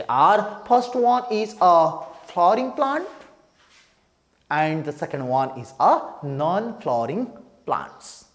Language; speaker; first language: English; non-native, local second language; Nepali